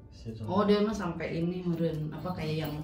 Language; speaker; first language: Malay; non-native, local second language; Sundanese